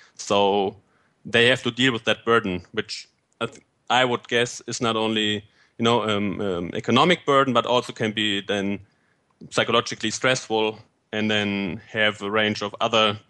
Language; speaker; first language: English; non-native, fluent; German